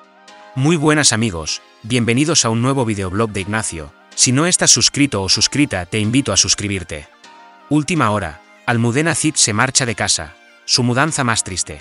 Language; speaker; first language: Spanish; native; Spanish